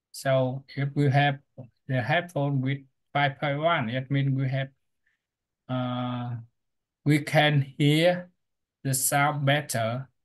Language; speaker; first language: English; non-native, learner; Vietnamese